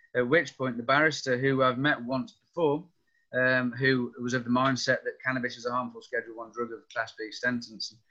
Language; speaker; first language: English; native; English